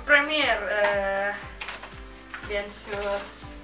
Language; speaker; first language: French; non-native, learner; Indonesian